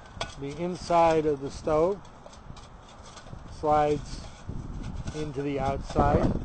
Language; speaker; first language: English; native; English